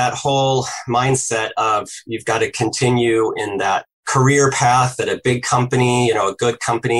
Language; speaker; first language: English; native; English